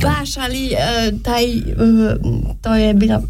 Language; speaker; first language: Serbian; non-native, learner; French